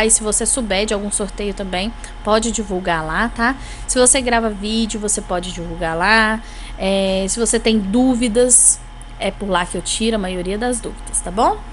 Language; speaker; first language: Portuguese; native; Portuguese